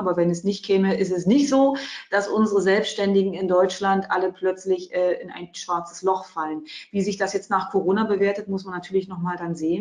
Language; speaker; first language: German; native; German